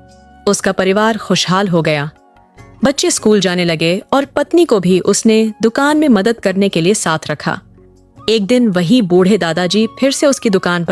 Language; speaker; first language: Hindi; native; Hindi